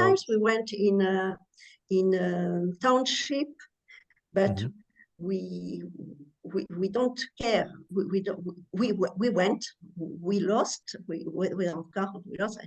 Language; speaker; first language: English; non-native, learner; French